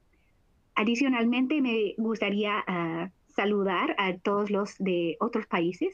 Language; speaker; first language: Spanish; non-native, fluent; English